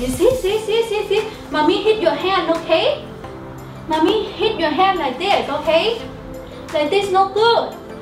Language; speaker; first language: English; non-native, learner; Thai